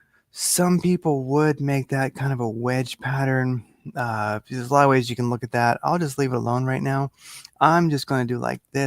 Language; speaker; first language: English; native; English